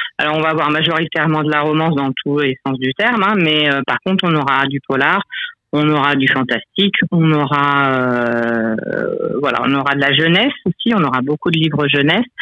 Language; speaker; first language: French; native; French